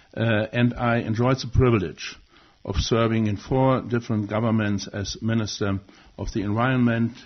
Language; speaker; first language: English; non-native, fluent; German